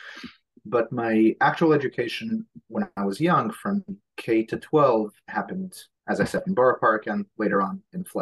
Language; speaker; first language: English; early bilingual, other home language; Hebrew